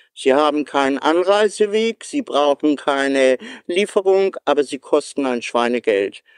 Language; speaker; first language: German; native; German